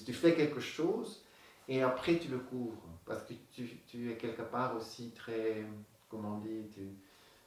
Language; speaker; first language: French; non-native, local second language; Dutch